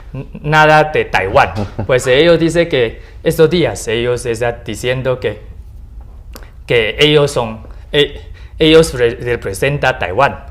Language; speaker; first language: Spanish; non-native, learner; Chinese